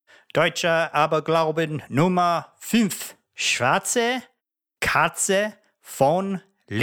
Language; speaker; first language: German; non-native, learner; English